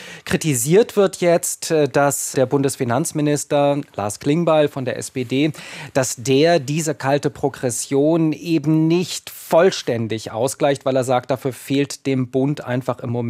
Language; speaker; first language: German; native; German